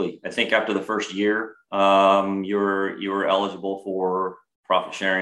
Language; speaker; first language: English; native; English